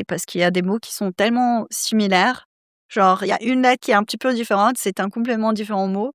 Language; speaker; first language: French; non-native, fluent; Serbian